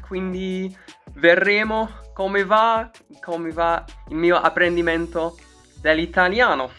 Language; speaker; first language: Italian; non-native, learner; English